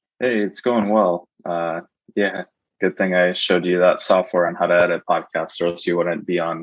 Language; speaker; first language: English; native; English